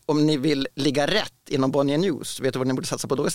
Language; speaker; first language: Swedish; native; Swedish